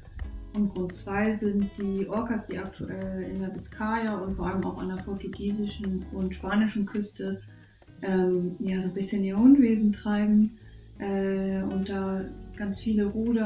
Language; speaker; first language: German; native; German